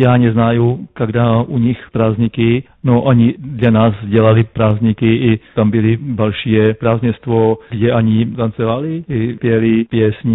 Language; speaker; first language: Russian; non-native, learner; Czech